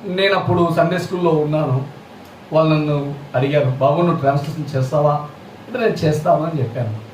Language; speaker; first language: Telugu; non-native, local second language; Lambadi